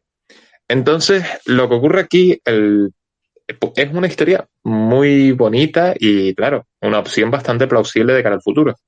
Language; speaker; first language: Spanish; native; Spanish